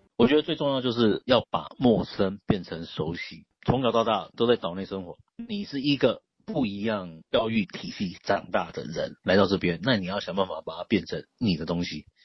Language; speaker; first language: Chinese; native; Chinese